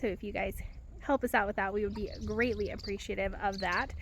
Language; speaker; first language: English; native; English